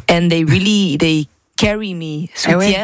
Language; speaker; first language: French; non-native, learner; English